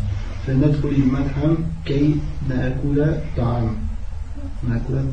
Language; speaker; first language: Arabic; non-native, learner; French